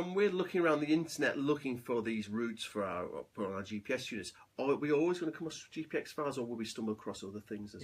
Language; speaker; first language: English; native; English